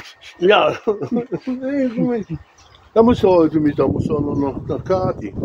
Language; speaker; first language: German; native; German